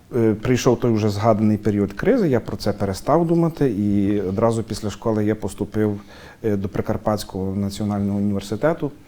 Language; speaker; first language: Ukrainian; native; Ukrainian